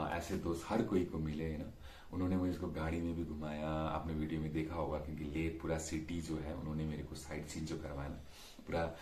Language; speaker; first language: Hindi; non-native, local second language; Nepali